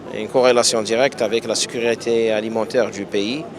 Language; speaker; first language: French; non-native, local second language; Arabic